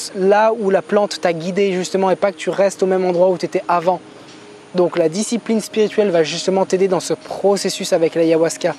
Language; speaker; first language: French; native; French